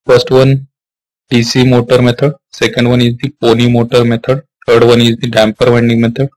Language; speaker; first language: Hindi; non-native, local second language; Marathi